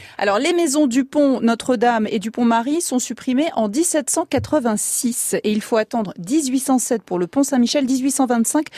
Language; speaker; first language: French; native; French